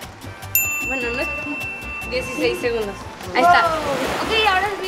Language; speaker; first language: Spanish; native; Spanish